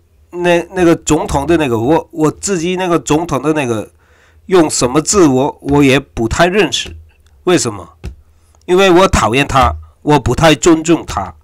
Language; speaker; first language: Chinese; non-native, fluent; Korean